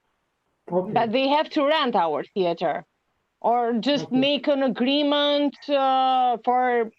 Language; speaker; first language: English; non-native, learner; Albanian